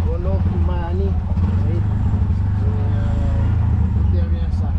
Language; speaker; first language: French; non-native, local second language; Malagasy